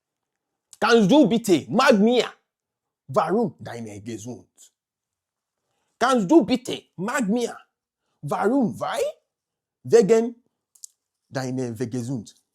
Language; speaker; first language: German; non-native, learner; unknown